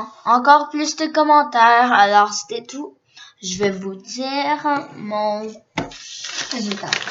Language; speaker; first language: French; early bilingual, other home language; Korean